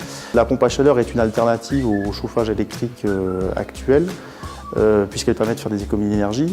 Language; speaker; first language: French; native; French